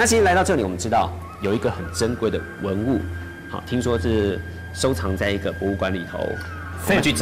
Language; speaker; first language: Chinese; native; Chinese